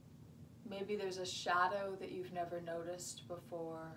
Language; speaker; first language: English; native; English